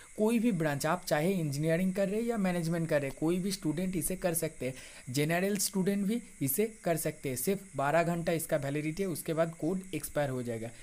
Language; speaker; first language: Hindi; non-native, local second language; Bangla